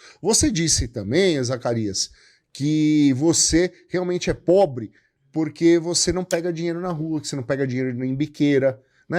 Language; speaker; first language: Portuguese; native; Portuguese